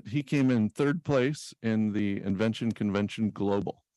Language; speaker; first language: English; native; English